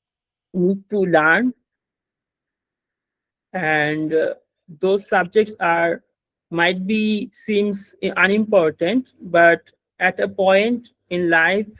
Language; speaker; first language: English; non-native, learner; Bangla